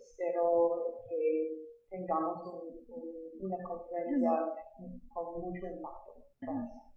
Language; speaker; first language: Spanish; non-native, fluent; English